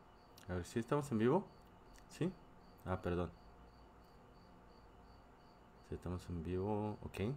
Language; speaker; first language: Spanish; non-native, fluent; Korean